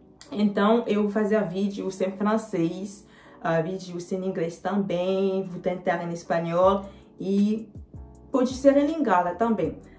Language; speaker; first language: Portuguese; non-native, fluent; French